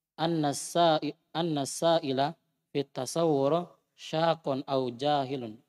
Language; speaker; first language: Arabic; non-native, fluent; Indonesian